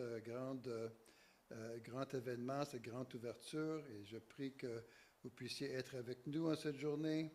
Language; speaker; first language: French; native; French